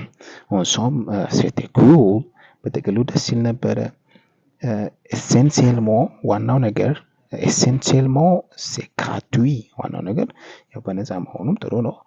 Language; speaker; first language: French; non-native, fluent; Amharic